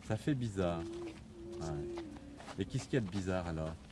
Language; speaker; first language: French; native; French